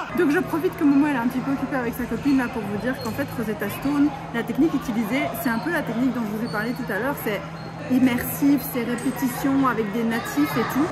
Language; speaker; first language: French; native; French